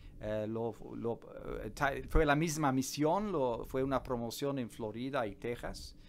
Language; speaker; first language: Spanish; non-native, fluent; English